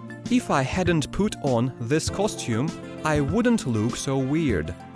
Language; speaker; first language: English; non-native, fluent; Russian